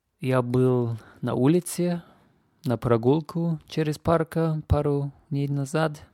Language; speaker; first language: Russian; non-native, fluent; English